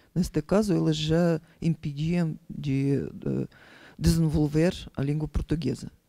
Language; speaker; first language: Portuguese; non-native, fluent; Russian